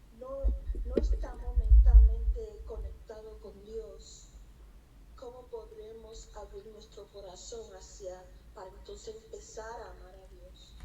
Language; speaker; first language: Spanish; early bilingual, heritage; Spanish